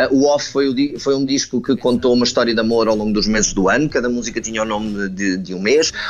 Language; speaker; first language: Portuguese; native; Portuguese